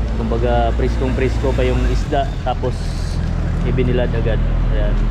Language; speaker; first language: Filipino; non-native, local second language; Cebuano